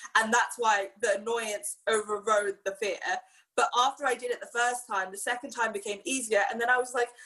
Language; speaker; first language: English; native; English